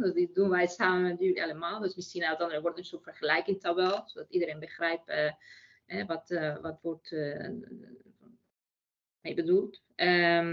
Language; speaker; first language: Dutch; non-native, fluent; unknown